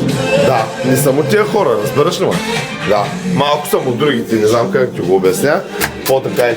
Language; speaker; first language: Bulgarian; native; Bulgarian